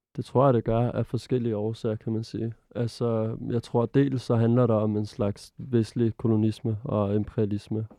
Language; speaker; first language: Danish; early bilingual, other home language; Arabic